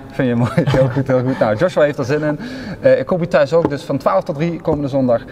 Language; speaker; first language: Dutch; native; Dutch